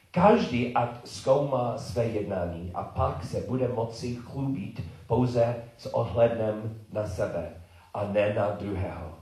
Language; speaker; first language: Czech; non-native, learner; English